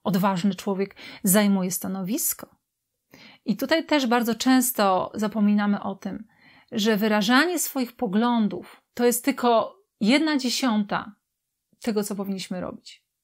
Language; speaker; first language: Polish; native; Polish